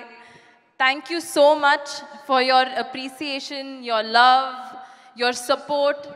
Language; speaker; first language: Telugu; non-native, learner; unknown